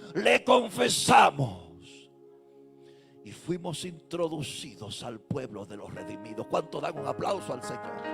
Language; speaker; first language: Spanish; native; Spanish